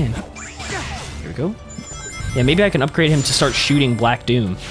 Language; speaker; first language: English; native; English